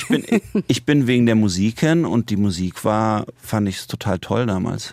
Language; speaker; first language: German; native; German